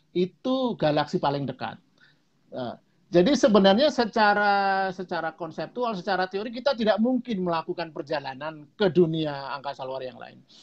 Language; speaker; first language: Indonesian; non-native, local second language; Javanese